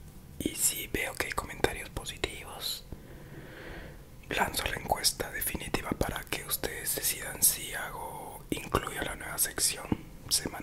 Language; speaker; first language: Spanish; native; Spanish